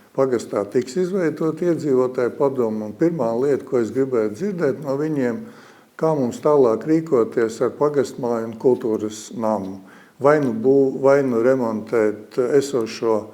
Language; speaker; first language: Latvian; native; Latvian